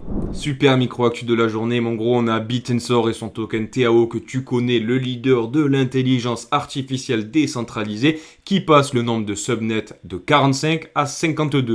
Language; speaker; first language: French; native; French